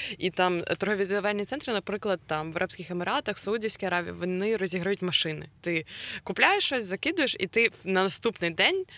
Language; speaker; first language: Ukrainian; non-native, local second language; Russian